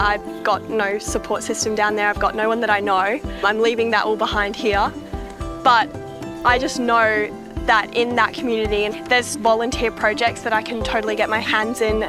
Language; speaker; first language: English; native; English